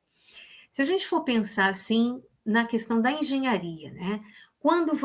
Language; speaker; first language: Portuguese; native; Portuguese